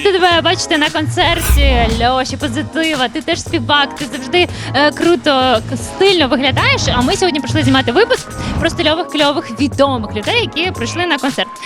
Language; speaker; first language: Ukrainian; native; Ukrainian